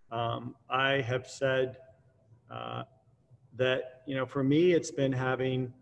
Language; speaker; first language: English; native; English